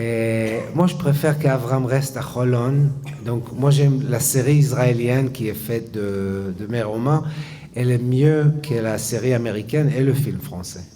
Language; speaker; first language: French; non-native, fluent; Hebrew